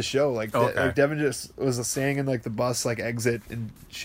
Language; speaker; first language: English; native; English